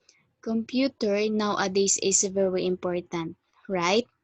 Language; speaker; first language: English; non-native, fluent; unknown